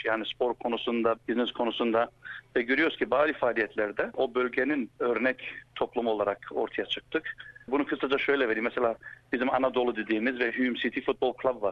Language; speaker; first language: Turkish; early bilingual, heritage; Turkish